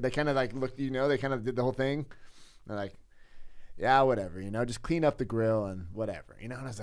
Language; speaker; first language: English; native; English